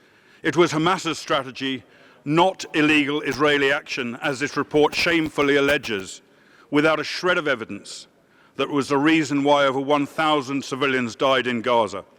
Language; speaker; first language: English; native; English